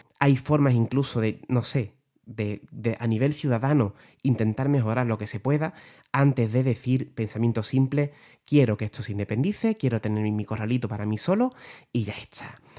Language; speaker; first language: Spanish; native; Spanish